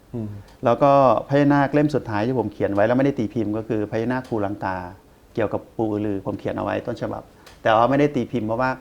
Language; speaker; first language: Thai; native; Thai